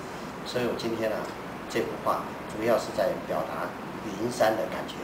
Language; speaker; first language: Chinese; native; Chinese